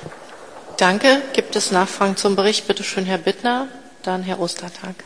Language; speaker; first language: German; native; German